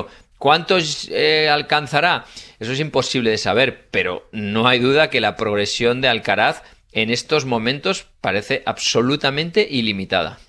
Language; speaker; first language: Spanish; native; Spanish